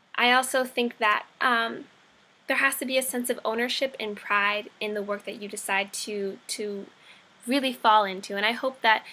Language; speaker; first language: English; native; English